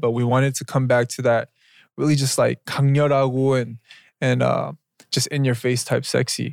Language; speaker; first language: English; early bilingual, other home language; Korean